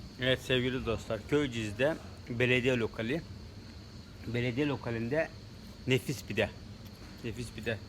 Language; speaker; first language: Turkish; native; Turkish